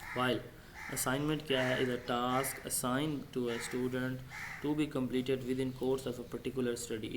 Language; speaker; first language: English; non-native, local second language; Urdu